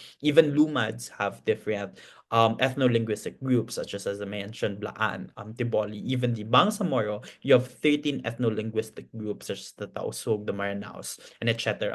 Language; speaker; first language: English; non-native, local second language; Cebuano